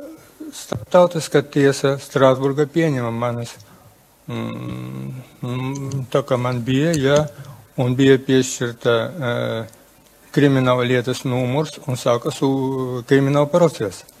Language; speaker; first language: Latvian; non-native, local second language; Russian